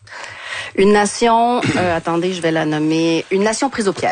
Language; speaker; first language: French; native; French